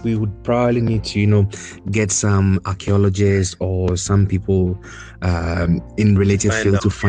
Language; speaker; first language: English; non-native, local second language; Ga